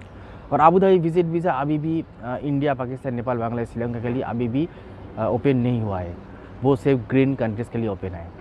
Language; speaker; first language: Hindi; non-native, local second language; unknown